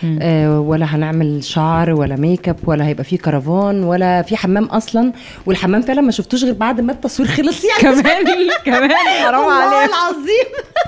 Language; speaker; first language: Arabic; native; Arabic